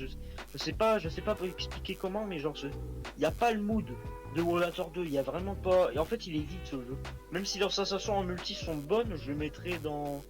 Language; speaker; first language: French; native; French